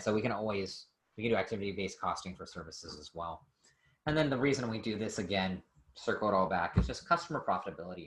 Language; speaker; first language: English; native; English